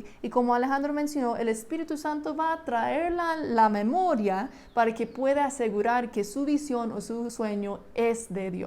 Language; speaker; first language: Spanish; non-native, fluent; English